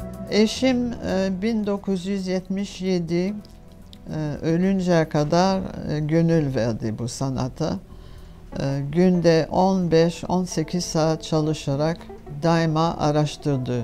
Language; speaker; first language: Turkish; non-native, fluent; French